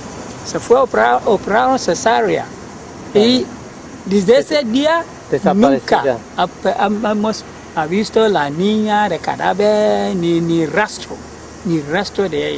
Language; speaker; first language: Spanish; non-native, learner; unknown